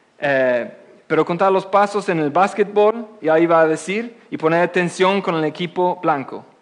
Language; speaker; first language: Spanish; non-native, fluent; English